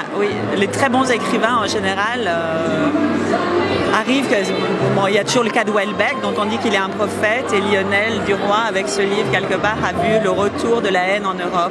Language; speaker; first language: French; native; French